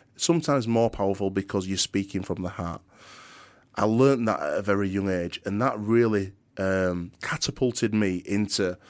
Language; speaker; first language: English; native; English